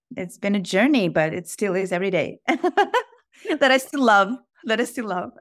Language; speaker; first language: English; non-native, fluent; Russian